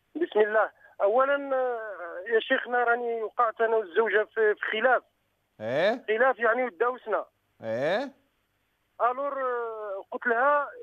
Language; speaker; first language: Arabic; native; Arabic